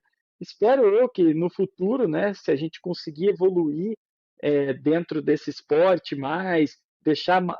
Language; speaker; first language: Portuguese; native; Portuguese